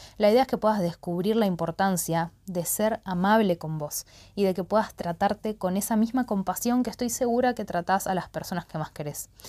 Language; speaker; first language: Spanish; native; Spanish